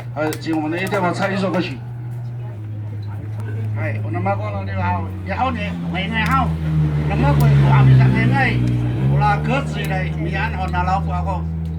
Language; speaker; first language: Chinese; non-native, local second language; Amis